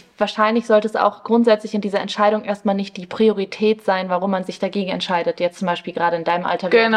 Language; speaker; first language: German; early bilingual, other home language; Spanish